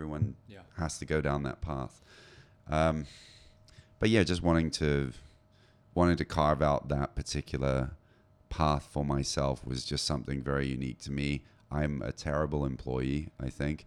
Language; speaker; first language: English; native; English